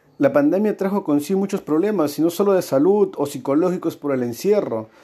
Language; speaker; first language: Spanish; native; Spanish